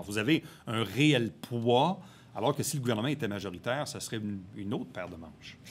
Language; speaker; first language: French; native; French